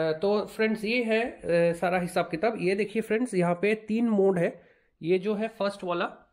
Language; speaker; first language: Hindi; non-native, local second language; Bangla